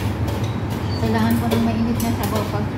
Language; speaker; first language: Filipino; non-native, local second language; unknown